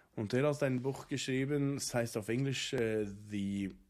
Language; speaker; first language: German; non-native, learner; Norwegian